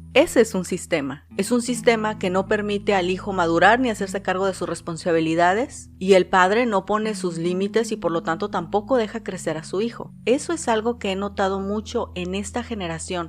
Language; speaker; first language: Spanish; native; Spanish